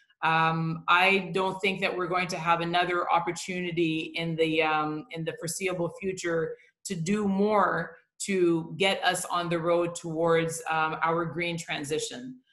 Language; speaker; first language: English; native; English